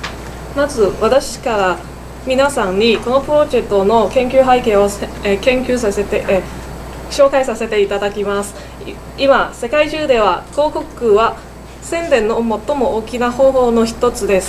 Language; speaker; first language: Japanese; non-native, learner; Cantonese